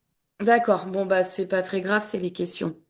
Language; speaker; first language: French; native; French